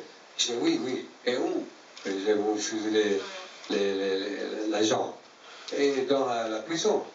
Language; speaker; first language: French; non-native, learner; Italian